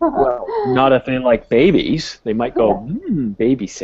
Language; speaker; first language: English; native; English